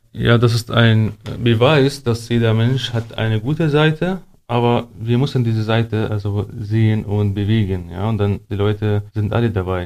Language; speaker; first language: German; non-native, fluent; Arabic